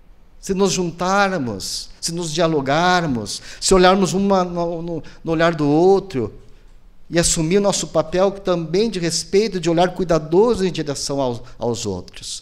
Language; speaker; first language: Portuguese; native; Portuguese